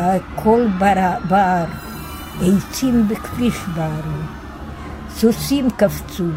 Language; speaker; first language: Hebrew; non-native, fluent; Yiddish